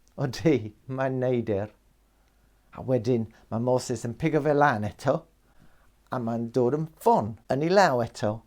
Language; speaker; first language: Welsh; non-native, local second language; English